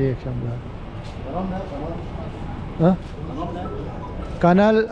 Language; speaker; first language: Turkish; non-native, learner; Urdu